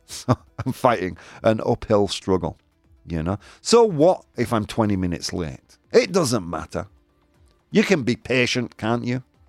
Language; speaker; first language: English; native; English